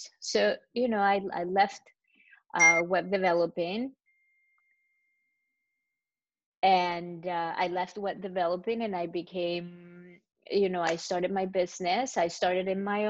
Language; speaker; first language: English; non-native, fluent; Spanish